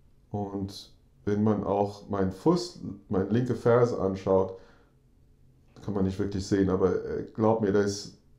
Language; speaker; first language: German; non-native, fluent; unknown